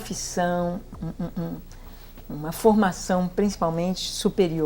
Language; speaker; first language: Portuguese; native; Portuguese